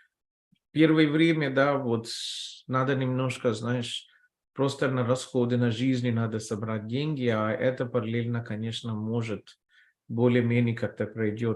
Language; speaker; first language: Russian; non-native, fluent; Telugu